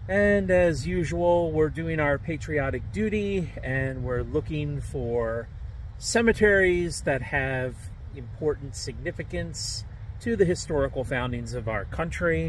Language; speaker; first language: English; native; English